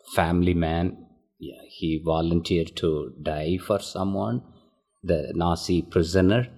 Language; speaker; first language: English; non-native, local second language; Tamil